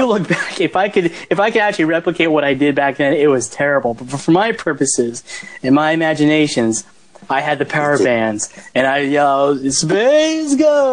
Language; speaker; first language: English; native; English